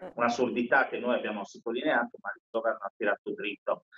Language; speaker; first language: Italian; native; Italian